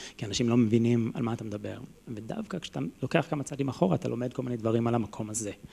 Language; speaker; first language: Hebrew; non-native, fluent; English